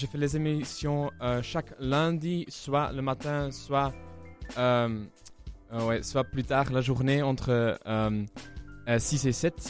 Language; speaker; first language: French; non-native, local second language; Dutch